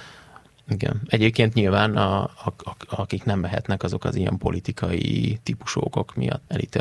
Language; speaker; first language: Hungarian; native; Hungarian